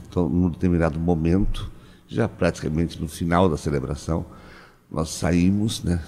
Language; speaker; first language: Portuguese; native; Portuguese